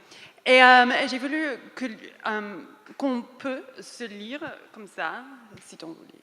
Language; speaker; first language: French; non-native, fluent; English